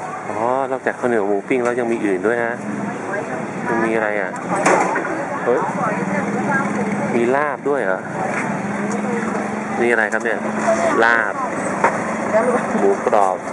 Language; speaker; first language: Thai; native; Thai